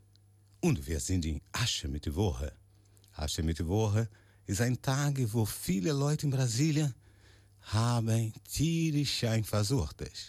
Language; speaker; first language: German; non-native, learner; Portuguese